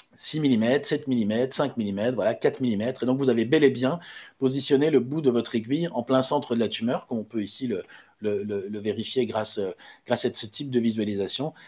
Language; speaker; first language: French; native; French